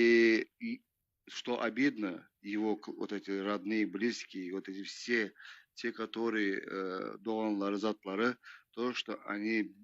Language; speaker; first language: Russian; non-native, local second language; Turkmen